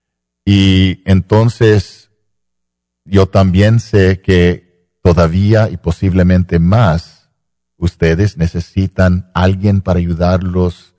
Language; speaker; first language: Spanish; non-native, fluent; English